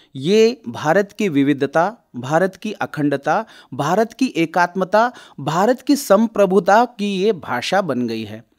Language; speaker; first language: Hindi; non-native, local second language; Marathi